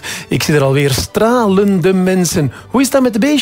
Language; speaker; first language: Dutch; native; Dutch